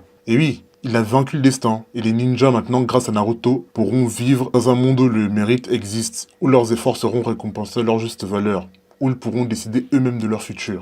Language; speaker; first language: French; native; French